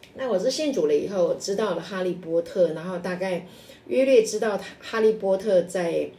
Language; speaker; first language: Chinese; non-native, local second language; Min Nan Chinese